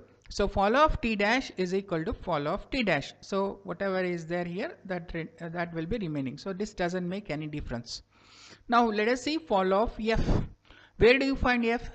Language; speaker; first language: English; non-native, local second language; Kannada